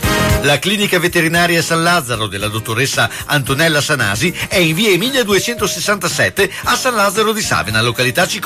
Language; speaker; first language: Italian; native; Italian